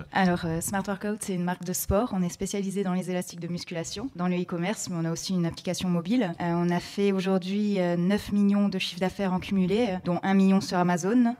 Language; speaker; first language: French; native; French